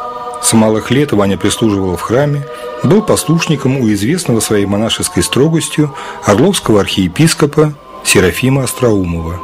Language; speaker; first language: Russian; native; Russian